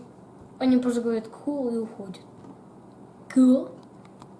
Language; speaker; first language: Russian; early bilingual, heritage; Russian